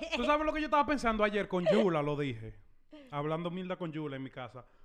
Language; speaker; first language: Spanish; early bilingual, heritage; Spanish